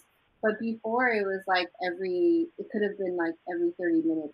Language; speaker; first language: English; native; English